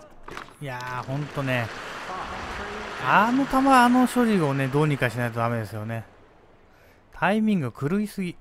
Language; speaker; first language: Japanese; native; Japanese